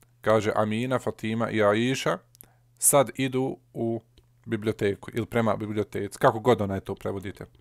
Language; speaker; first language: Bosnian; early bilingual, heritage; Bosnian